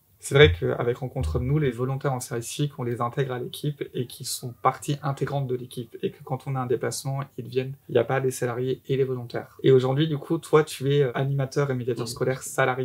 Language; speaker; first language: French; native; French